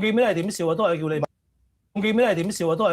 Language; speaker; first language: Chinese; native; Chinese